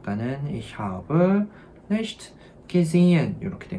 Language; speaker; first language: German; non-native, fluent; Korean